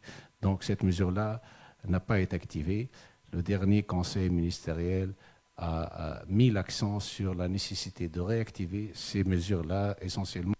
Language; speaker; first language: French; non-native, local second language; Arabic